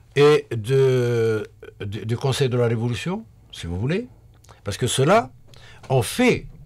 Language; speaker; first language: French; non-native, local second language; Arabic